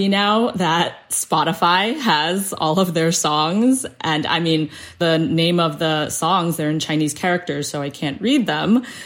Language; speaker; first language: English; early bilingual, other home language; Cantonese